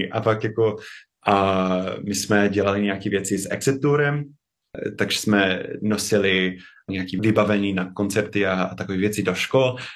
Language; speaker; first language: Czech; non-native, fluent; English